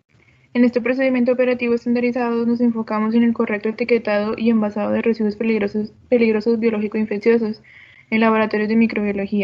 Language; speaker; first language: Spanish; native; Spanish